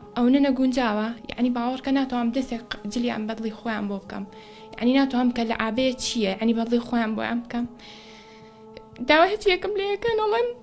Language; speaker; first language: Central Kurdish; native; Central Kurdish